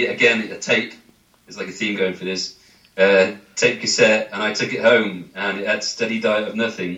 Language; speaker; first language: English; native; English